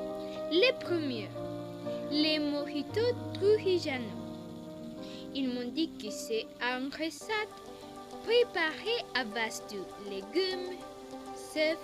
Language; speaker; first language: French; non-native, learner; Spanish